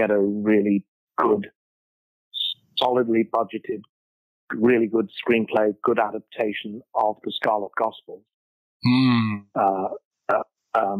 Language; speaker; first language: English; native; English